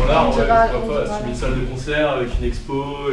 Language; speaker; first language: French; native; French